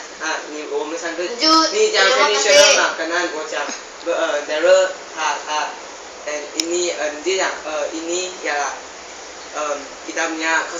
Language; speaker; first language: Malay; non-native, local second language; Chinese